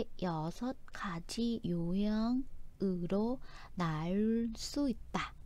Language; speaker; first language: Korean; non-native, fluent; Vietnamese